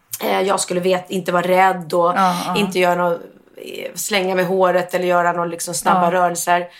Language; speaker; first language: Swedish; native; Swedish